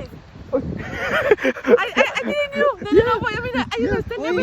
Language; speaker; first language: English; non-native, fluent; Spanish